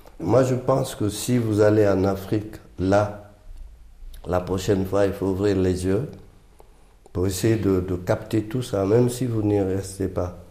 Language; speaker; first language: French; non-native, local second language; Fula